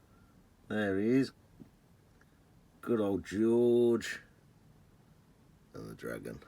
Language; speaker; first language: English; native; English